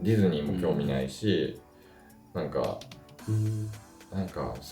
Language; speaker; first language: Japanese; native; Japanese